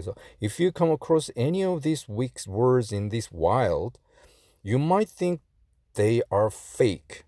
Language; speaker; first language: English; non-native, fluent; Korean